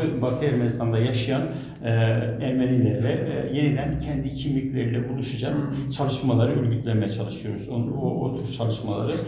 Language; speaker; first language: Turkish; native; Turkish